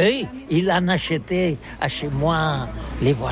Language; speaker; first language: French; non-native, learner; Catalan